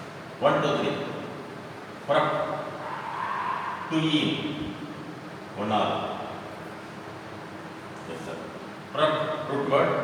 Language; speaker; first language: English; non-native, local second language; Tamil